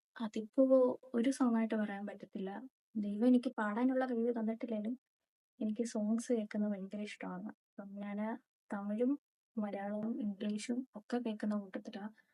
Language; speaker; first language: Malayalam; non-native, local second language; Tamil